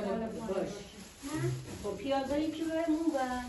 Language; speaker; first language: Persian; native; Persian